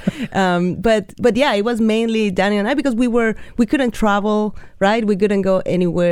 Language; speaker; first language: English; non-native, fluent; Spanish